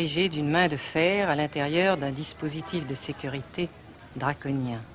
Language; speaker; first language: French; native; French